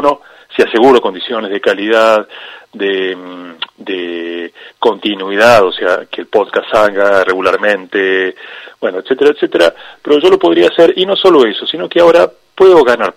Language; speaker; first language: Spanish; native; Spanish